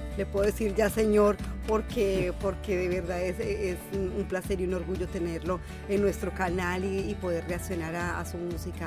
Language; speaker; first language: Spanish; native; Spanish